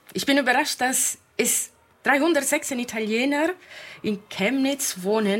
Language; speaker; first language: German; non-native, fluent; Italian